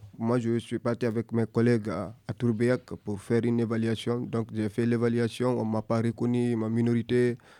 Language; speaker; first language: French; non-native, local second language; Fula